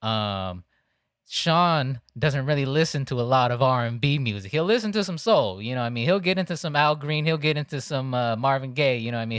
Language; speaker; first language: English; native; English